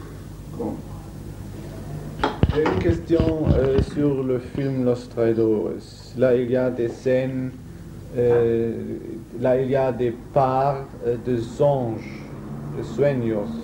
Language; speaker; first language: French; non-native, learner; German